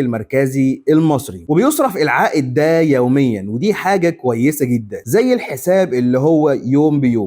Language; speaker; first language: Arabic; native; Arabic